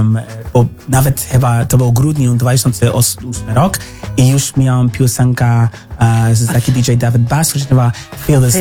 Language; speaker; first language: Polish; non-native, learner; English